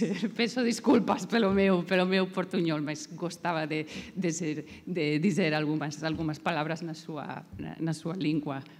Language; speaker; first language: Portuguese; non-native, learner; Spanish